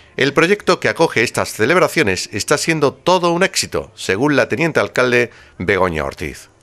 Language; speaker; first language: Spanish; native; Spanish